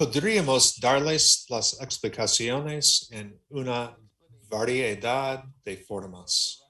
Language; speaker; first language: Spanish; non-native, learner; English